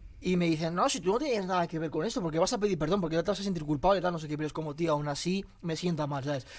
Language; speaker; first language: Spanish; early bilingual, other home language; Arabic